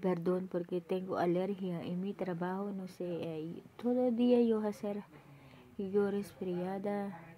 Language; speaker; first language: Spanish; non-native, learner; Filipino